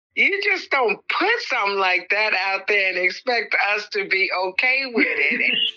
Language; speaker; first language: English; native; English